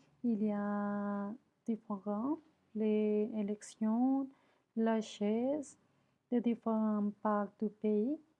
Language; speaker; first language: French; non-native, learner; Spanish